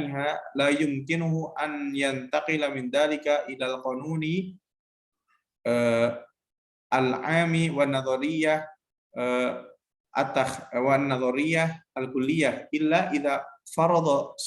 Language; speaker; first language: Arabic; non-native, learner; Indonesian